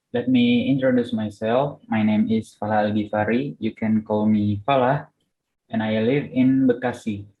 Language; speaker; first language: English; non-native, learner; Indonesian